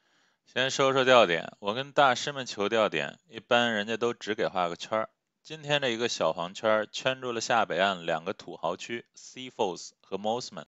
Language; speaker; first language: Chinese; native; Chinese